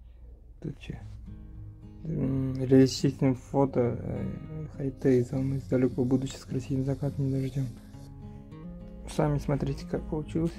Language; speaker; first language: Russian; non-native, local second language; Kazakh